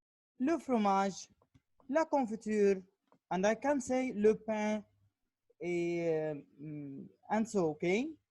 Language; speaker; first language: English; non-native, learner; Arabic